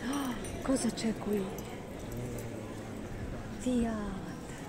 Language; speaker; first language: Italian; non-native, learner; Russian